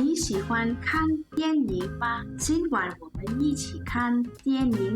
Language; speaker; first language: Chinese; non-native, learner; English